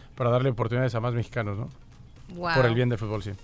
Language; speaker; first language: Spanish; native; Spanish